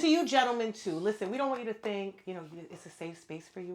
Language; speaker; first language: English; native; English